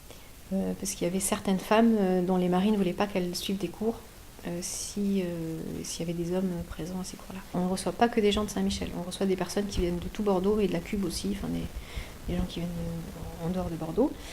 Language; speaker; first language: French; native; French